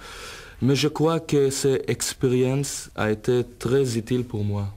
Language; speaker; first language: French; non-native, learner; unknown